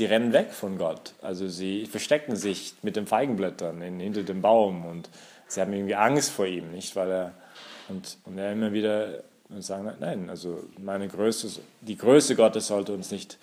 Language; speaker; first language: German; native; German